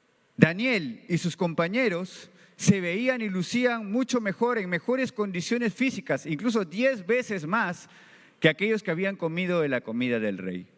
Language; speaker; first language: Spanish; native; Spanish